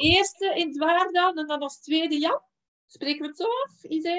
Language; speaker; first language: Dutch; native; Dutch